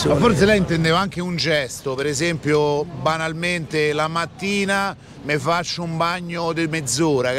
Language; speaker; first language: Italian; native; Italian